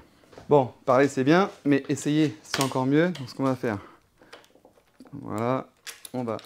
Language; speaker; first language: French; native; French